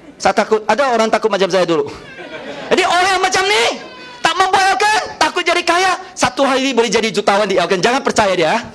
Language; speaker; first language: Malay; non-native, local second language; Chinese